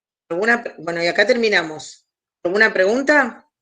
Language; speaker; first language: Spanish; native; Spanish